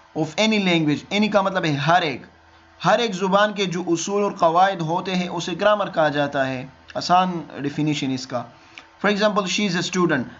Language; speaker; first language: Urdu; non-native, local second language; Pashto